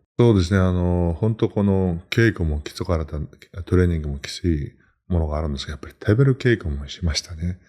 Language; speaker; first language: Japanese; non-native, fluent; Mongolian